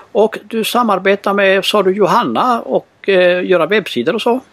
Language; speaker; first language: Swedish; native; Swedish